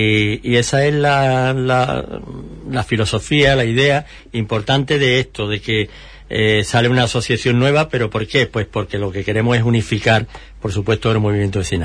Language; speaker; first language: Spanish; native; Spanish